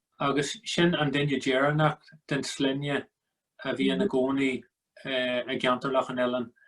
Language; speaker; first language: Irish; non-native, local second language; English